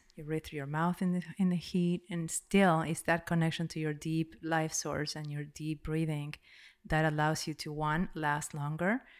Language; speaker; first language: English; non-native, fluent; Spanish